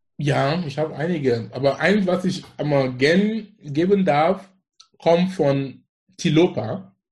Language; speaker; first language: German; non-native, fluent; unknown